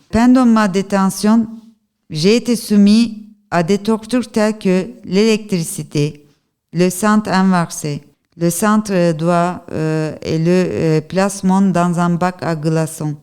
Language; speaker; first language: French; non-native, learner; Turkish